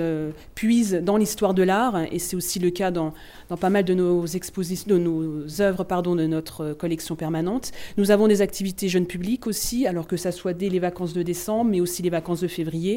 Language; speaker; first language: French; native; French